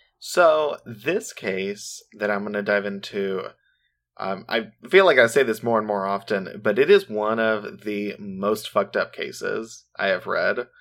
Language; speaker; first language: English; native; English